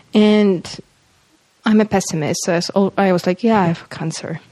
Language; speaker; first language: English; non-native, fluent; Polish